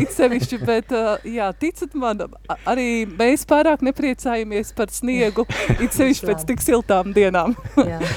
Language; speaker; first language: Latvian; native; Latvian